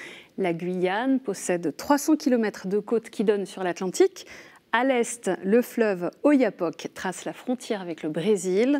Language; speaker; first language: French; native; French